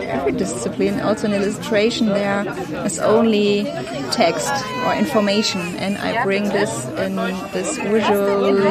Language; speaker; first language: English; non-native, learner; German